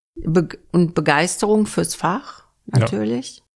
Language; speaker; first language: German; native; German